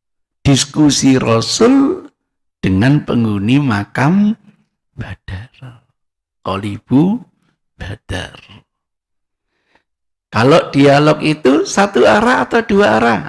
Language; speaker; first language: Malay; non-native, local second language; Javanese